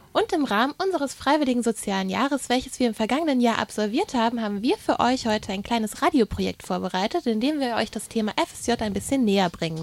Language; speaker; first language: German; native; German